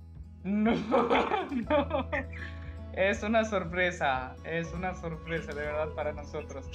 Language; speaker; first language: Spanish; non-native, fluent; Hindi